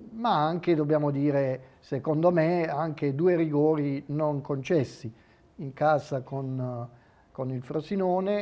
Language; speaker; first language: Italian; native; Italian